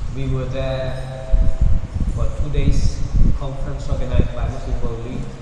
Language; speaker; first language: English; non-native, fluent; Malay